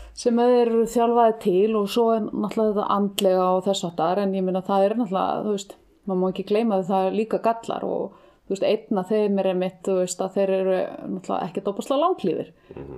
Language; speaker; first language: Icelandic; native; Icelandic